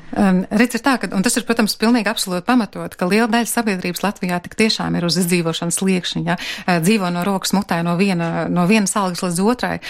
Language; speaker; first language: Latvian; native; Latvian